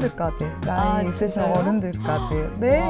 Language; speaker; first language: Korean; native; Korean